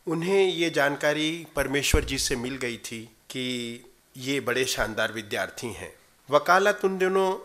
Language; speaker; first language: Hindi; native; Hindi